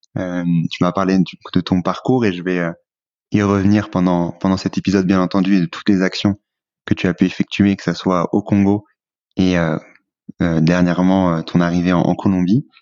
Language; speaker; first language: French; native; French